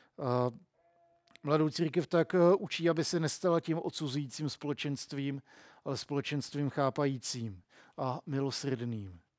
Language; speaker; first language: Czech; native; Czech